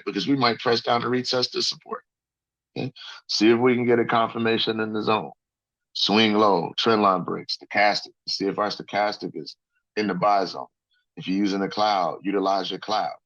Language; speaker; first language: English; native; English